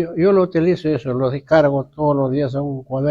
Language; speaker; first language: Spanish; native; Spanish